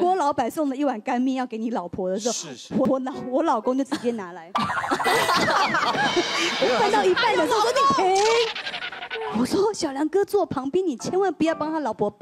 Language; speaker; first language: Chinese; native; Chinese